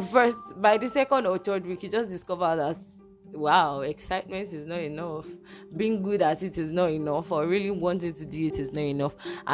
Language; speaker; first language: English; non-native, local second language; Yoruba